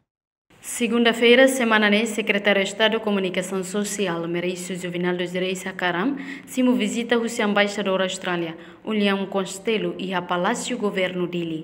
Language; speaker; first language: Portuguese; non-native, local second language; Tetum